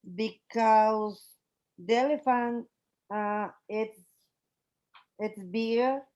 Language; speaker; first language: English; non-native, learner; Spanish